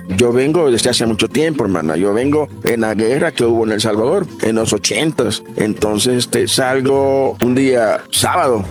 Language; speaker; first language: Spanish; native; Spanish